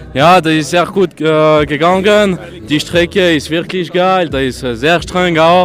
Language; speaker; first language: German; non-native, local second language; French